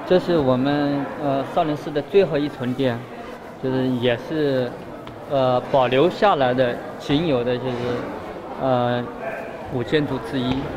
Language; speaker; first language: Chinese; native; Chinese